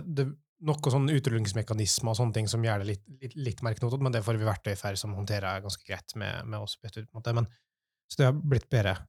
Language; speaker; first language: Norwegian; native; Norwegian